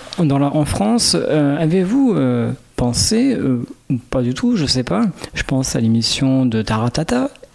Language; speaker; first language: French; native; French